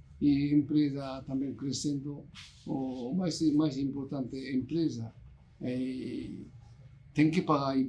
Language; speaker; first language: Portuguese; non-native, learner; Japanese